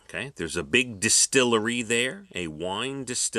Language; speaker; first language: English; native; English